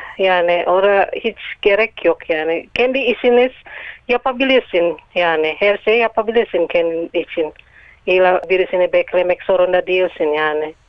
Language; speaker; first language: Turkish; non-native, learner; Indonesian